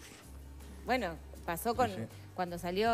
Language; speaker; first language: Spanish; native; Spanish